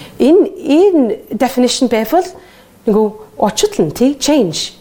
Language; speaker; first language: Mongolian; non-native, learner; English